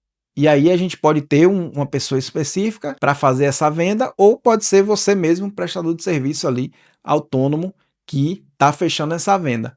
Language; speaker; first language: Portuguese; native; Portuguese